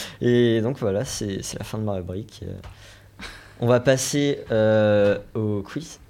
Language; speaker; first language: French; native; French